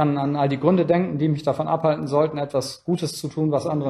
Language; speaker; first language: German; native; German